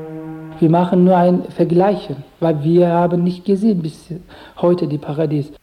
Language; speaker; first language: German; non-native, learner; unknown